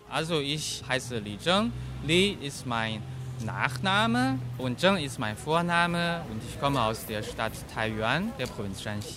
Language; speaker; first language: German; non-native, fluent; Chinese